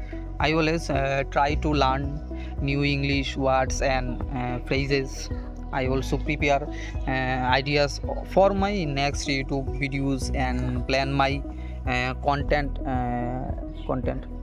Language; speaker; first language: English; non-native, learner; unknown